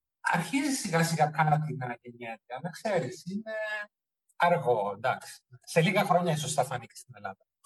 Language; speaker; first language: Greek; early bilingual, heritage; Greek